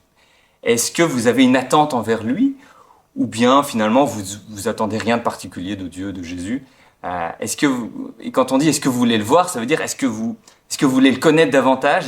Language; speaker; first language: French; native; French